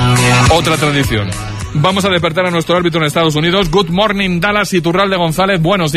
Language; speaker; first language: Spanish; native; Spanish